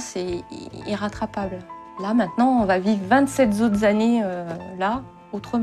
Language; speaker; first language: French; native; French